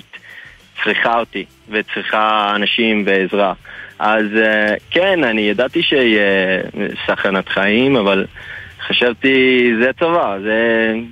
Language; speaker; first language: Hebrew; non-native, fluent; English